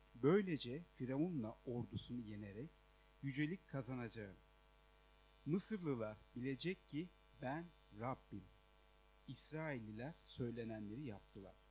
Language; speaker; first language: Turkish; native; Turkish